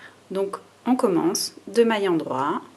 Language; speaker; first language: French; native; French